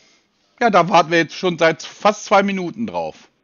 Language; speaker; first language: German; native; German